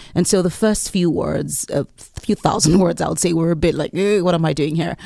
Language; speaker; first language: English; non-native, local second language; Yoruba